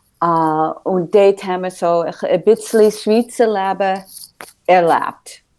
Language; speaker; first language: German; early bilingual, heritage; English